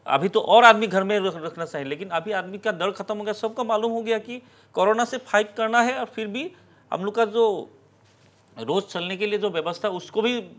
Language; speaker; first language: Hindi; non-native, local second language; Assamese